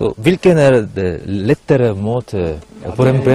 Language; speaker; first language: Swedish; non-native, learner; Korean